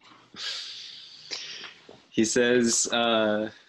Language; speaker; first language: English; native; English